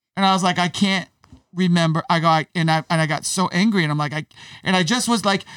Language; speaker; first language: English; native; English